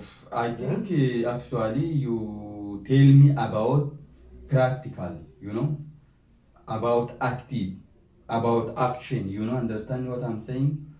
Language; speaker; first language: English; non-native, learner; Oromo